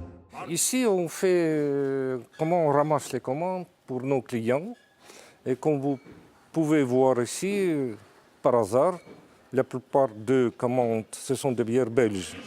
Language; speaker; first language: French; non-native, fluent; Russian